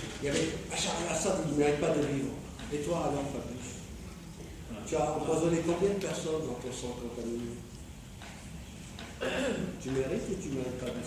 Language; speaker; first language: French; native; French